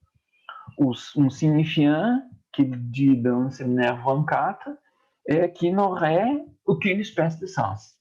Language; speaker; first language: French; non-native, fluent; Portuguese